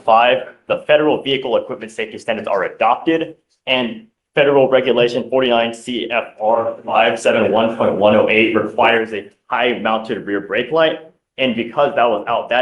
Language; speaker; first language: English; native; English